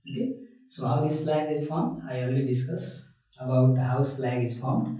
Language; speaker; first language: English; non-native, local second language; Nepali